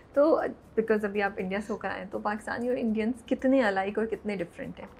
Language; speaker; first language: Urdu; native; Urdu